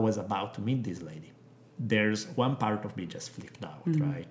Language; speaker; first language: English; non-native, fluent; Italian